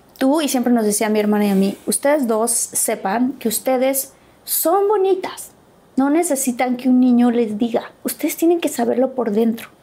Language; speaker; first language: Spanish; native; Spanish